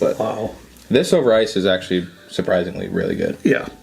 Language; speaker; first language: English; native; English